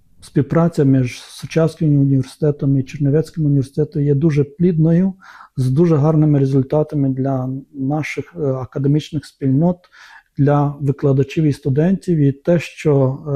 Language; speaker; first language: Ukrainian; non-native, local second language; Romanian